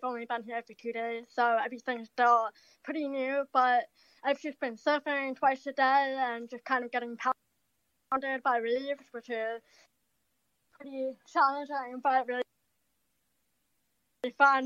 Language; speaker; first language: English; native; English